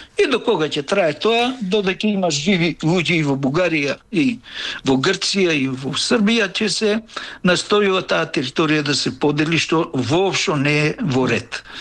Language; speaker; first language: Macedonian; native; Macedonian